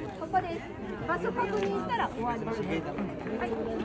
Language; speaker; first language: Japanese; native; Japanese